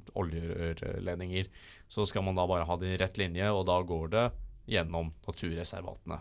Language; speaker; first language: Norwegian; native; Norwegian